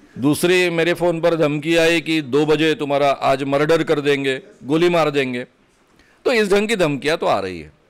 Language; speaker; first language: Hindi; non-native, local second language; Marathi